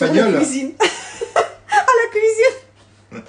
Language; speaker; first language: French; non-native, learner; Russian